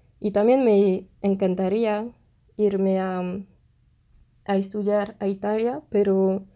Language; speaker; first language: Spanish; non-native, fluent; French